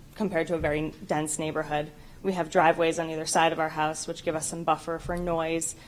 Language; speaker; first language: English; native; English